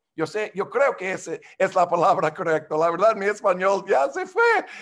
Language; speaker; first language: Spanish; non-native, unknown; English